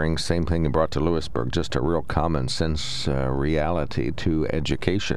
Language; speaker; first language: English; native; English